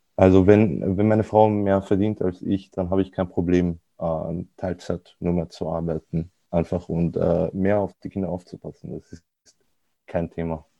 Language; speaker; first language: German; early bilingual, other home language; Arabic